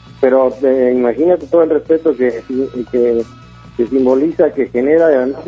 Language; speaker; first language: Spanish; native; Spanish